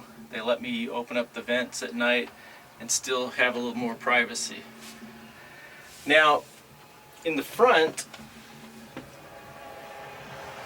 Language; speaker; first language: English; native; English